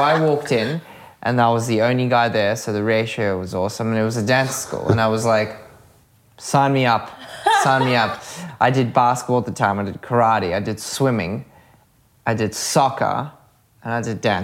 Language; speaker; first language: English; early bilingual, other home language; Russian